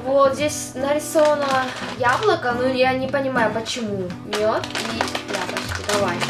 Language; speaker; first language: Russian; non-native, learner; Korean